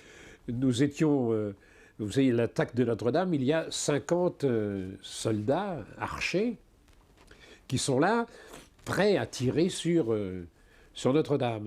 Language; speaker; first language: French; native; French